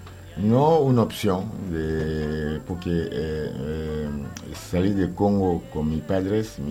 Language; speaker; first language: Spanish; non-native, learner; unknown